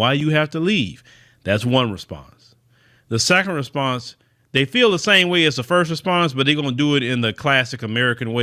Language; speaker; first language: English; native; English